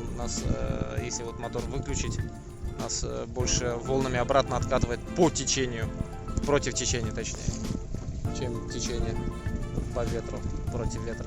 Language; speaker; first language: Russian; native; Russian